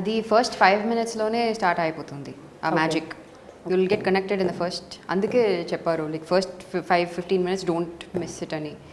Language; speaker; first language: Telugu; non-native, local second language; Tamil